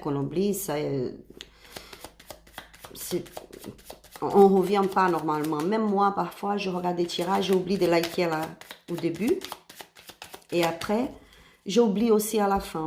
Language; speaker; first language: French; non-native, learner; Spanish